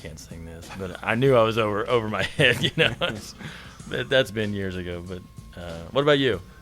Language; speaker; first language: English; native; English